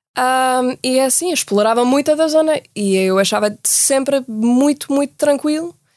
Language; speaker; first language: Portuguese; non-native, fluent; English